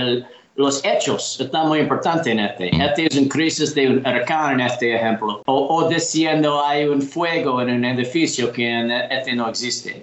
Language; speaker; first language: Spanish; non-native, learner; English